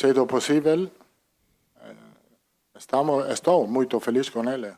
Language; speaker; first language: Portuguese; non-native, fluent; Italian